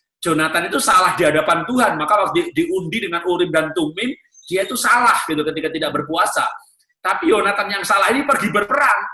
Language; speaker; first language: Indonesian; native; Indonesian